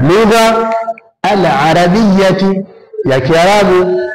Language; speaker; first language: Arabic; non-native, fluent; Swahili